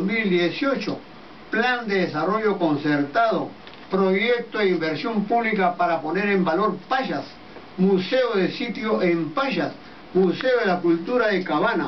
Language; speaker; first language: Spanish; native; Spanish